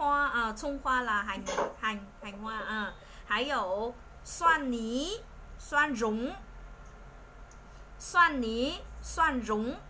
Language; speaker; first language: Chinese; non-native, fluent; Vietnamese